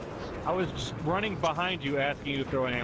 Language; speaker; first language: English; native; English